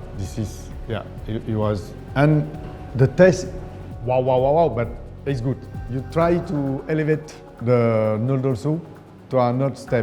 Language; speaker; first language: English; non-native, fluent; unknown